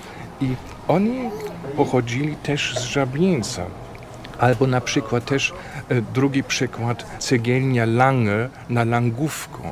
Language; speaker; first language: Polish; non-native, fluent; German